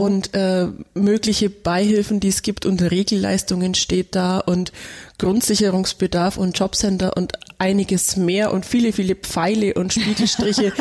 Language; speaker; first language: German; native; German